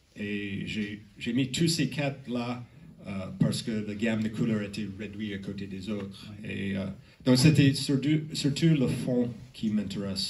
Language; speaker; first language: French; non-native, learner; English